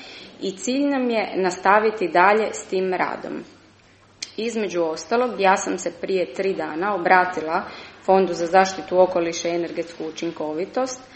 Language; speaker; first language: Croatian; native; Croatian